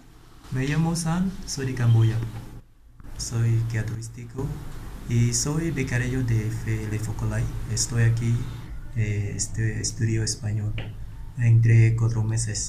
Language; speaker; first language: Spanish; non-native, learner; Khmer